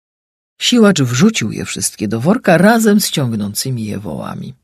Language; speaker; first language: Polish; native; Polish